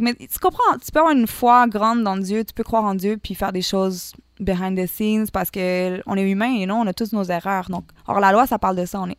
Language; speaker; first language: French; native; French